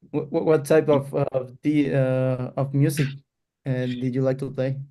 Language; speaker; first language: English; non-native, fluent; Spanish